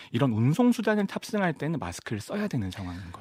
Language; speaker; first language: Korean; native; Korean